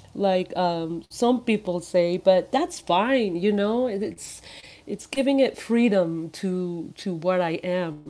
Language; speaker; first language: English; non-native, fluent; Spanish